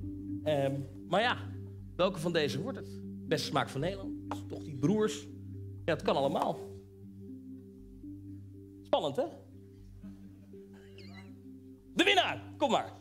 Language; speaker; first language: Dutch; native; Dutch